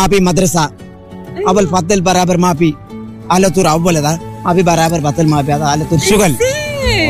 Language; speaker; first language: Arabic; non-native, learner; Tamil